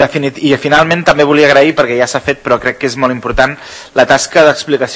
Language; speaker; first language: Catalan; native; Catalan